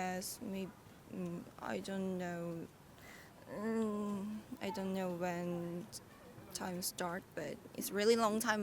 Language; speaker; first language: English; non-native, learner; Korean